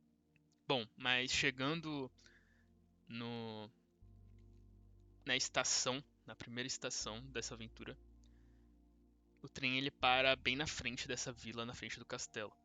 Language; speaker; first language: Portuguese; native; Portuguese